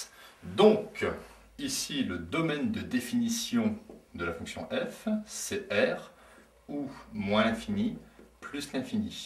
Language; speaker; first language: French; native; French